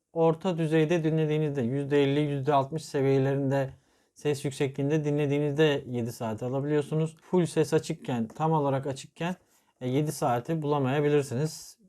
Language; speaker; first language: Turkish; native; Turkish